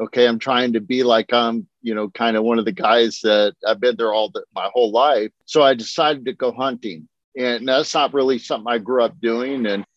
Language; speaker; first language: English; native; English